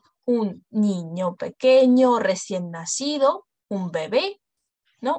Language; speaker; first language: Spanish; non-native, fluent; English